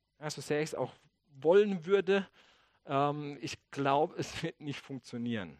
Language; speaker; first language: German; native; German